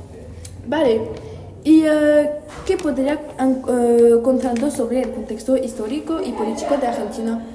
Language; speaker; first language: Spanish; non-native, learner; French